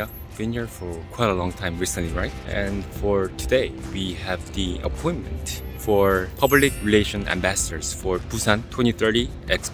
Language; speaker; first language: English; non-native, fluent; Korean